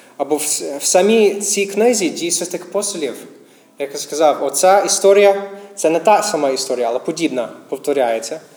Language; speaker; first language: Ukrainian; non-native, fluent; English